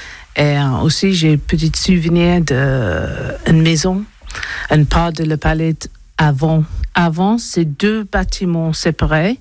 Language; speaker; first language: French; non-native, learner; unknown